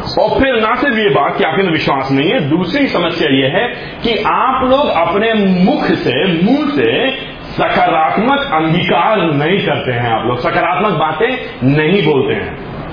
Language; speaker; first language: Hindi; native; Hindi